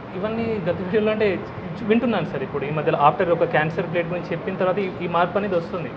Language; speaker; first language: Telugu; non-native, fluent; Hindi